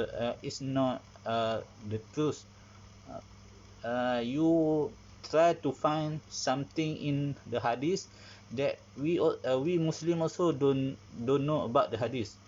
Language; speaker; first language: English; non-native, learner; Malay